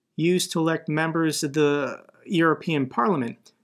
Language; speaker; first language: English; native; English